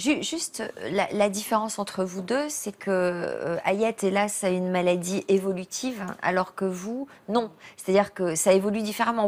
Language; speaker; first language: French; native; French